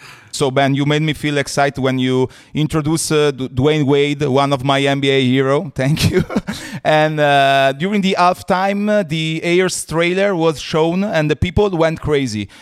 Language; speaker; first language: English; non-native, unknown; Italian